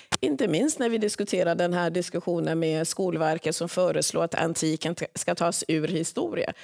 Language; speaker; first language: Swedish; early bilingual, other home language; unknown